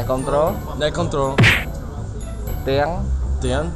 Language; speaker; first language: English; non-native, learner; Khmer